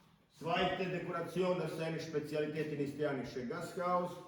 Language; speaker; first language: German; non-native, learner; Croatian